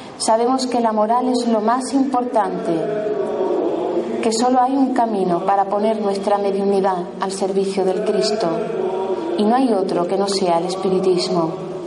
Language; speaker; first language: Spanish; native; Spanish